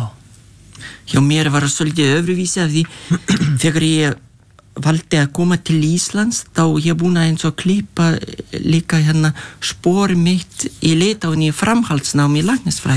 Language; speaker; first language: Icelandic; non-native, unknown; Lithuanian